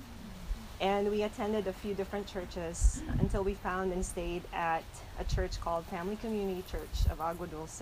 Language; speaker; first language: English; non-native, local second language; Filipino